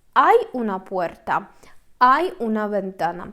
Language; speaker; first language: Spanish; non-native, fluent; Ukrainian